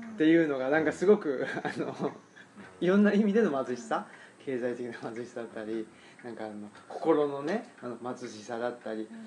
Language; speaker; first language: Japanese; native; Japanese